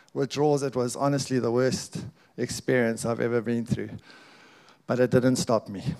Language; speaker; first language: English; native; English